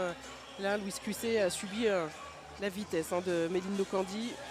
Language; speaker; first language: French; native; French